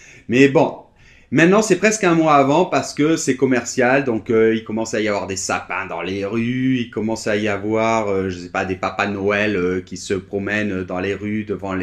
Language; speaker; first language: French; native; French